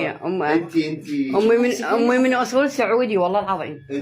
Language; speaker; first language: Arabic; native; Arabic